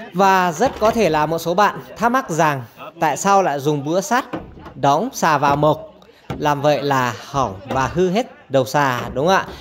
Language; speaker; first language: Vietnamese; non-native, local second language; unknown